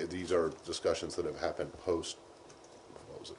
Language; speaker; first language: English; native; English